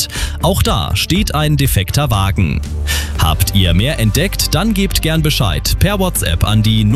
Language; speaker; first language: German; native; German